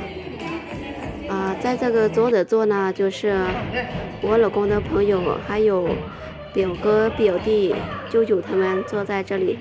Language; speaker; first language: Chinese; non-native, fluent; Lao